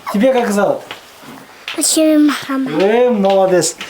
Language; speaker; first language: Russian; non-native, learner; Kyrgyz